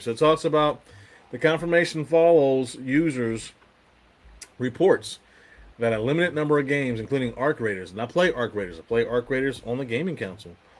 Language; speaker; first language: English; native; English